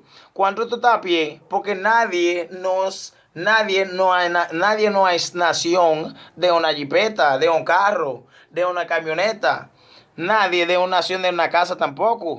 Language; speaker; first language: Spanish; non-native, learner; Haitian Creole